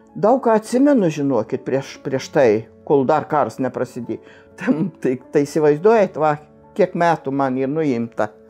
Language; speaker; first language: Lithuanian; non-native, local second language; German